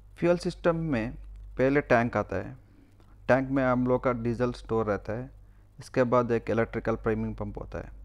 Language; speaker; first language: Hindi; non-native, local second language; Kannada